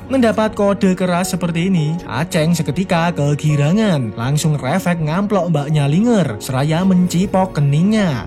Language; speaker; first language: Indonesian; native; Indonesian